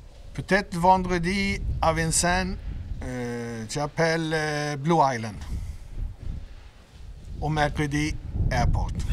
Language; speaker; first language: French; non-native, learner; Swedish